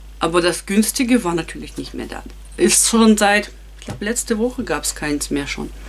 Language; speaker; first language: German; non-native, fluent; Russian